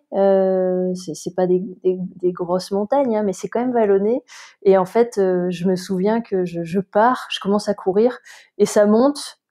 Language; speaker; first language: French; native; French